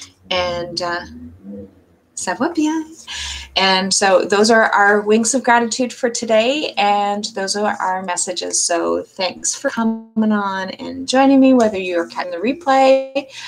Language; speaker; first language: English; native; English